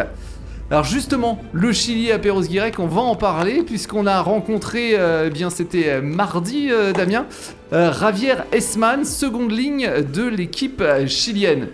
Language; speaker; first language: French; native; French